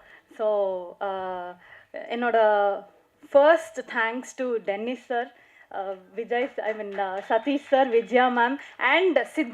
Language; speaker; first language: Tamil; non-native, learner; Kannada